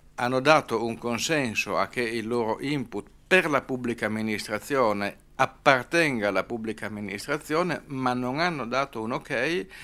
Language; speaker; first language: Italian; native; Italian